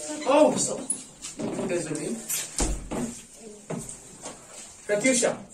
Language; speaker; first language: French; non-native, fluent; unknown